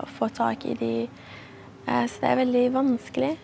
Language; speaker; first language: Norwegian; non-native, fluent; Arabic